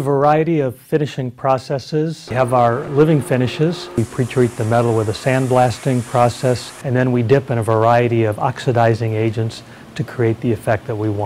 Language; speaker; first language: English; native; English